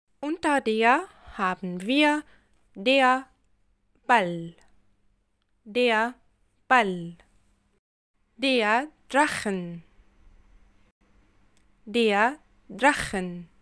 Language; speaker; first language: German; non-native, fluent; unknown